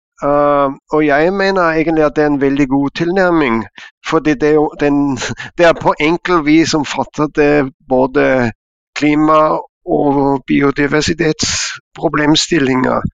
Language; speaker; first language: Norwegian; non-native, fluent; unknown